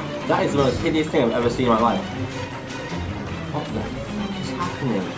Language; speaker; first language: English; native; English